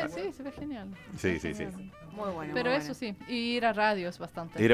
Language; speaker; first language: Spanish; non-native, fluent; Swedish